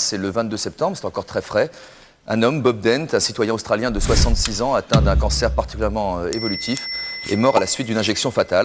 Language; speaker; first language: French; native; French